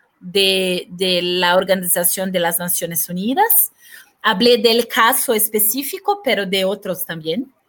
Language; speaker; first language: Spanish; non-native, fluent; Portuguese